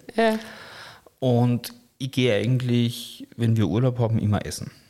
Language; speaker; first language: German; native; German